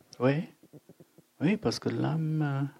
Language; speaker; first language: French; non-native, fluent; German